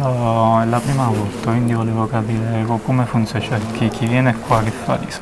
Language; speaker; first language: Italian; native; Italian